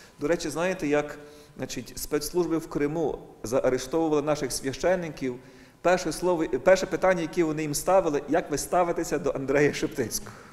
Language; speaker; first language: Ukrainian; native; Ukrainian